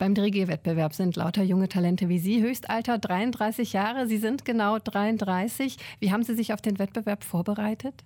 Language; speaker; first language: German; native; German